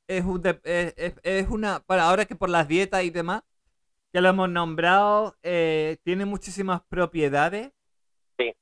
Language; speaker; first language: Spanish; early bilingual, other home language; German